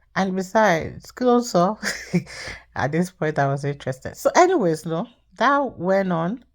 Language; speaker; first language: English; non-native, local second language; Yoruba